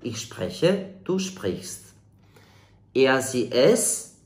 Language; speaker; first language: German; non-native, fluent; Serbian